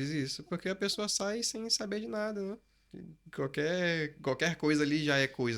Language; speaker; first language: Portuguese; native; Portuguese